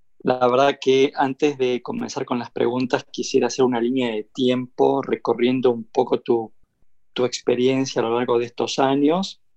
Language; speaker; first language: Spanish; native; Spanish